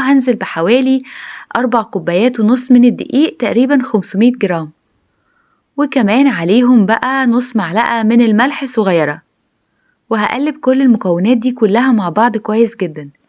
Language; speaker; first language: Arabic; native; Arabic